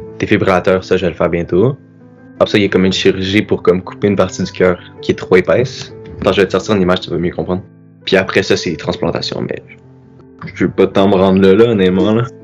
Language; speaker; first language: French; native; French